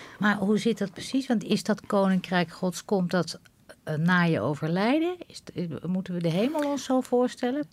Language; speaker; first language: Dutch; native; Dutch